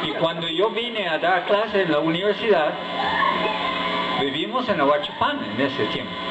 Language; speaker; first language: Spanish; non-native, fluent; English